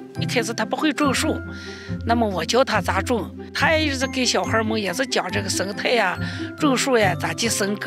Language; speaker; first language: Chinese; native; Chinese